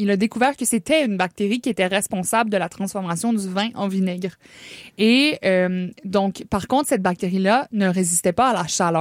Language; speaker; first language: French; native; French